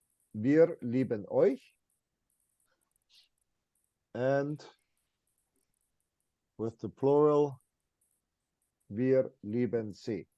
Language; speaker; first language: German; non-native, fluent; English